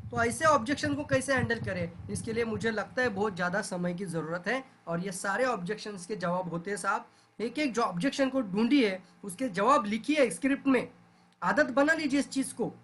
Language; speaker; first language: Hindi; non-native, local second language; Marathi